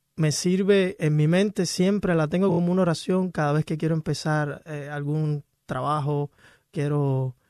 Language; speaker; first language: Spanish; native; Spanish